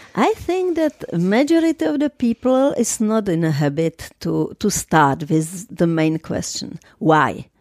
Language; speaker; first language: English; non-native, fluent; Czech